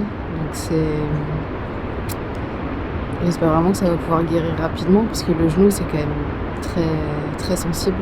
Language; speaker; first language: French; native; French